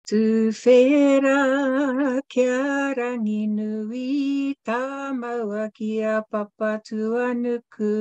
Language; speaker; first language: Māori; non-native, local second language; English